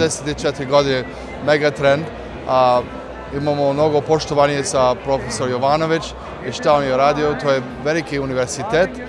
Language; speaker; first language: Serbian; non-native, learner; English